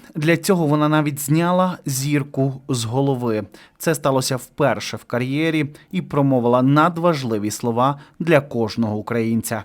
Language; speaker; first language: Ukrainian; native; Ukrainian